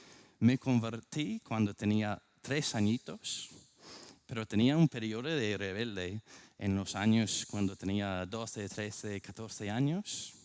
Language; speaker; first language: Spanish; non-native, fluent; English